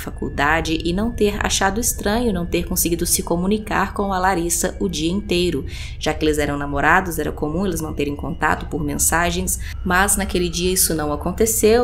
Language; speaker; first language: Portuguese; native; Portuguese